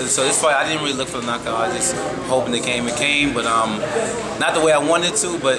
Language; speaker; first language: English; native; English